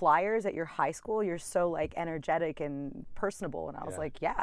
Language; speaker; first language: English; native; English